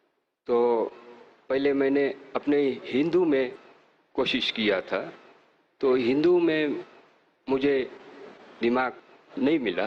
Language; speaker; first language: Hindi; non-native, local second language; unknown